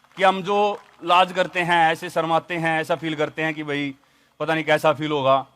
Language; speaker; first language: Hindi; native; Hindi